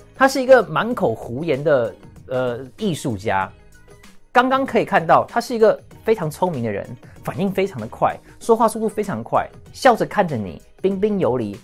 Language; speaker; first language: Chinese; early bilingual, heritage; English